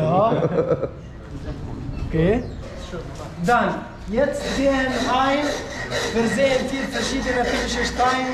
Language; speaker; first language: German; non-native, learner; Arabic